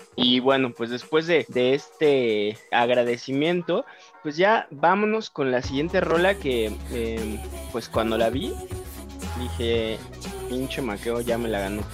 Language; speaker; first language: Spanish; native; Spanish